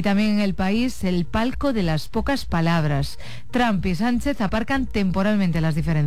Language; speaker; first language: Spanish; native; Spanish